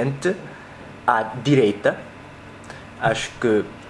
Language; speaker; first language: Portuguese; non-native, learner; Korean